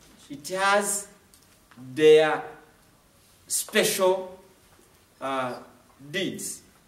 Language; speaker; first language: English; non-native, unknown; Swahili